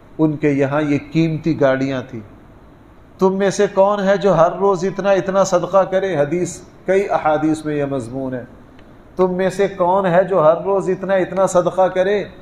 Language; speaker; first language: Urdu; non-native, local second language; Punjabi